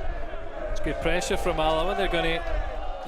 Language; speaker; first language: English; native; English